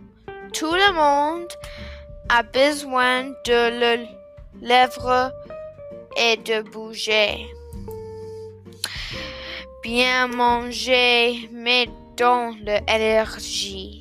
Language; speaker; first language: French; non-native, learner; English